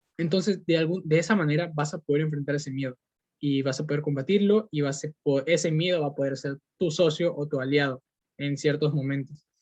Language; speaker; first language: Spanish; native; Spanish